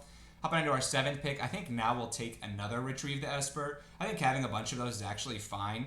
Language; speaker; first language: English; native; English